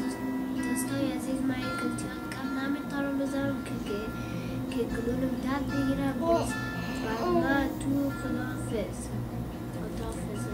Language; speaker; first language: Persian; early bilingual, heritage; Persian